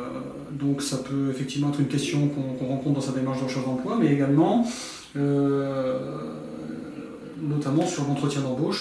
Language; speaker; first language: French; native; French